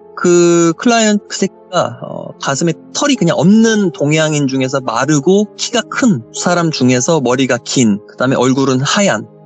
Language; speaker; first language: Korean; native; Korean